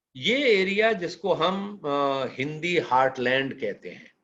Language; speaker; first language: Hindi; native; Hindi